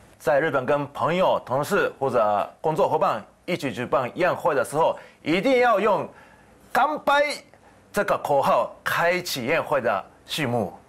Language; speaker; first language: Chinese; non-native, fluent; Japanese